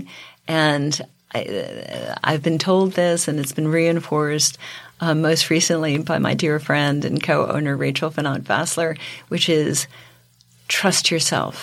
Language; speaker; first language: English; native; English